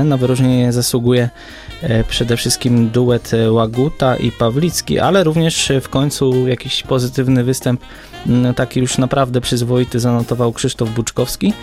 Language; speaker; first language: Polish; native; Polish